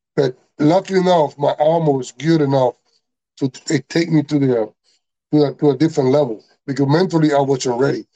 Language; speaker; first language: English; non-native, learner; Spanish